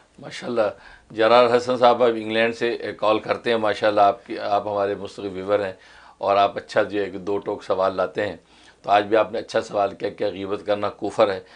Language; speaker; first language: Urdu; native; Urdu